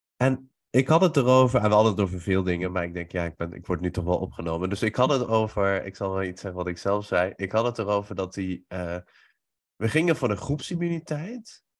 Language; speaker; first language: Dutch; early bilingual, other home language; Persian